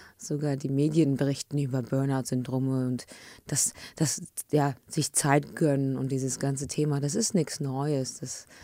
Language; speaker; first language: German; early bilingual, other home language; English